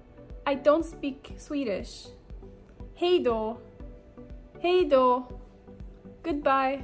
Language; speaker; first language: Swedish; non-native, learner; English